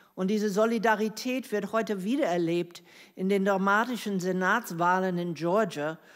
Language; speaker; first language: German; non-native, fluent; English